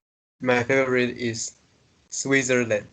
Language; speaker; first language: English; non-native, learner; Chinese